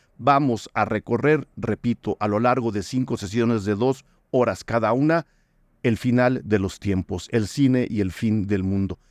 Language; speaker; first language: Spanish; native; Spanish